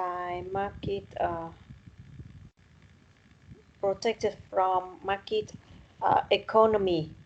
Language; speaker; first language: English; non-native, learner; Vietnamese